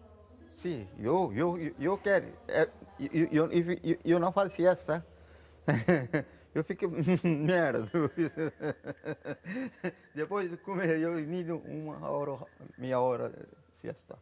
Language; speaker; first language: Portuguese; non-native, local second language; Konkani